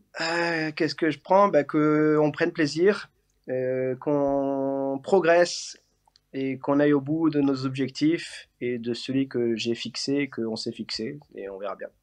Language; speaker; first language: French; native; French